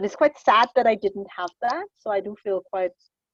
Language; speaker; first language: English; non-native, local second language; Hindi